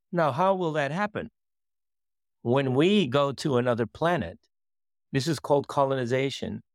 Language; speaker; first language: English; early bilingual, other home language; Dutch